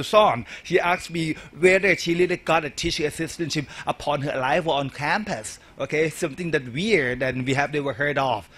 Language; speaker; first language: English; non-native, fluent; Thai